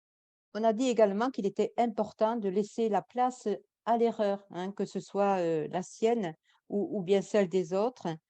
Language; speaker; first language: French; native; French